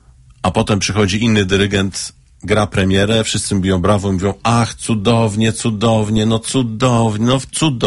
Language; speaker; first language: Polish; native; Polish